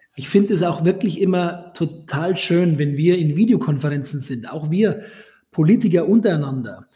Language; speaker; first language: German; native; German